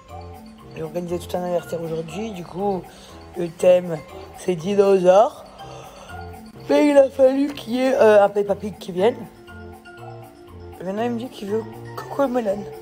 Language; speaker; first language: French; native; French